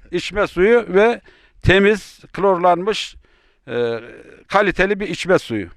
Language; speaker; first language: Turkish; native; Turkish